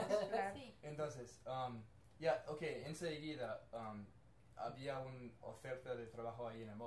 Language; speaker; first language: Spanish; non-native, learner; English